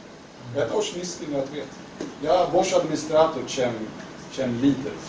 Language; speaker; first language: Russian; non-native, learner; Swedish